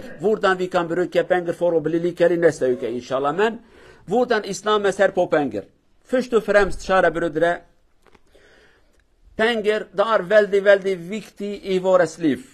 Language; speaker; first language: Norwegian; non-native, learner; Kurdish